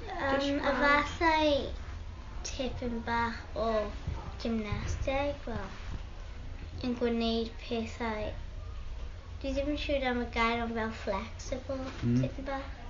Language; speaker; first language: Welsh; non-native, local second language; English